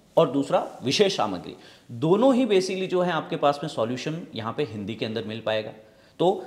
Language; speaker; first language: Hindi; native; Hindi